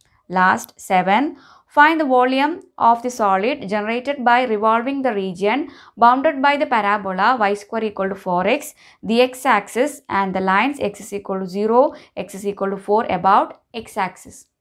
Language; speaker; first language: English; non-native, local second language; Malayalam